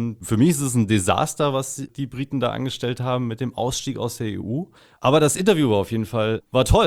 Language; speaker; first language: German; native; German